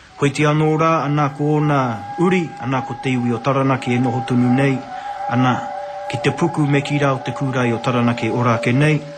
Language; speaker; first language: Māori; native; Māori